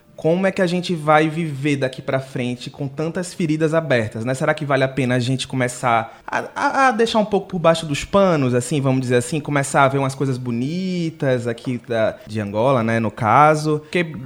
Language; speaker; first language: Portuguese; native; Portuguese